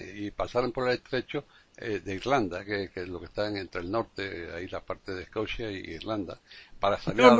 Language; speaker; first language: Spanish; native; Spanish